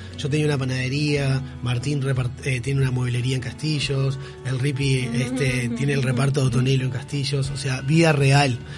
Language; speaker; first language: Spanish; native; Spanish